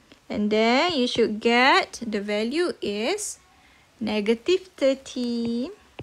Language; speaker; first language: English; non-native, local second language; Malay